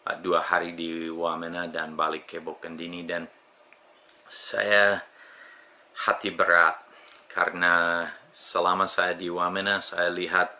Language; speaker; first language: Indonesian; non-native, fluent; English